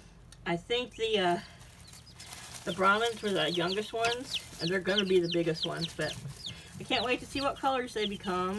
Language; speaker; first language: English; native; English